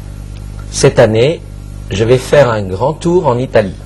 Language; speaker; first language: French; non-native, fluent; Chinese